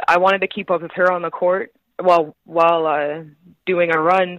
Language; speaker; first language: English; native; English